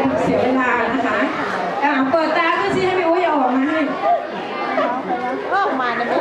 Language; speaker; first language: Thai; native; Thai